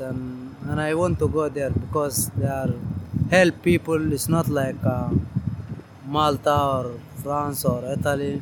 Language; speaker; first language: English; non-native, learner; Arabic